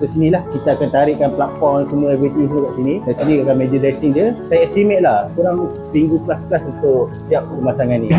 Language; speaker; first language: Malay; native; Malay